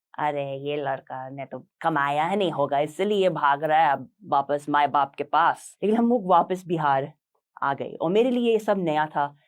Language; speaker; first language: Hindi; non-native, fluent; English